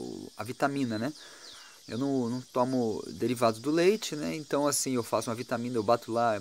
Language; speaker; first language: Portuguese; native; Portuguese